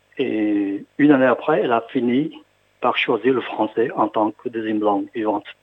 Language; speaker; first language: French; non-native, fluent; Khmer